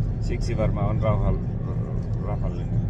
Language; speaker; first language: Finnish; non-native, learner; Bangla